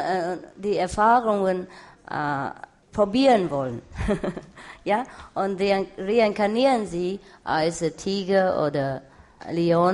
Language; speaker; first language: German; non-native, learner; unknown